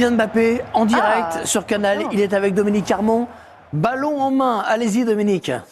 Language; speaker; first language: French; native; French